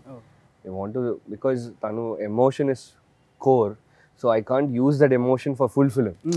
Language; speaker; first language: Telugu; non-native, fluent; Tamil